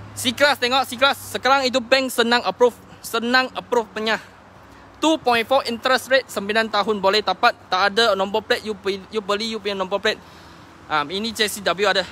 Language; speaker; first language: Malay; non-native, local second language; Chinese